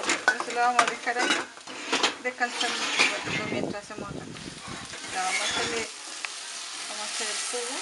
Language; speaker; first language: Spanish; native; Spanish